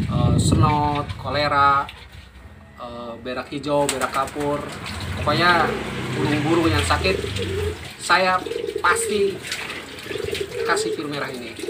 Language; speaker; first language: Indonesian; native; Indonesian